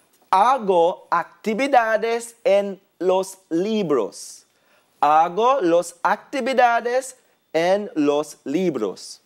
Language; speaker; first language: Spanish; non-native, fluent; English